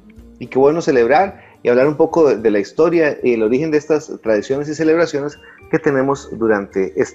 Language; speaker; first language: Spanish; native; Spanish